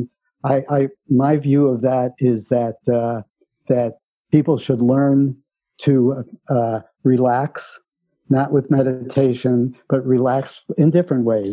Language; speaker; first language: English; native; English